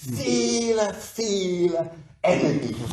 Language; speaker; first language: German; non-native, learner; English